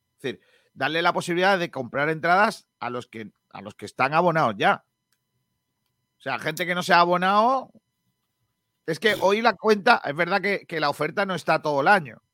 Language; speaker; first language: Spanish; native; Spanish